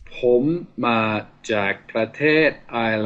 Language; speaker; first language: Thai; non-native, learner; English